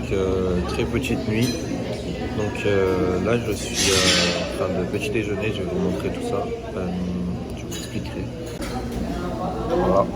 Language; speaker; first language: French; native; French